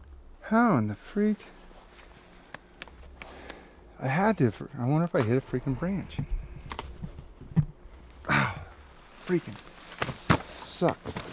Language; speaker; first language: English; native; English